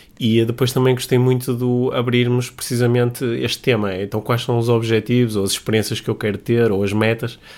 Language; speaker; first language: Portuguese; native; Portuguese